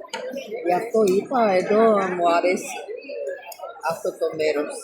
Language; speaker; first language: Greek; non-native, learner; Armenian